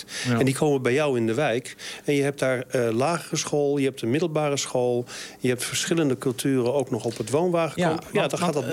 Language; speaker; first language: Dutch; native; Dutch